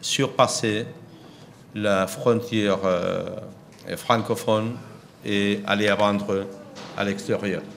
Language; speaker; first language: French; non-native, fluent; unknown